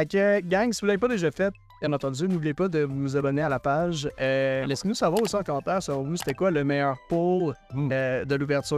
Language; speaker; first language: French; native; French